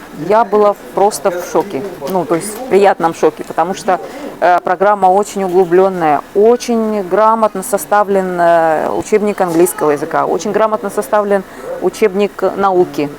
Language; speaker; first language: Russian; native; Russian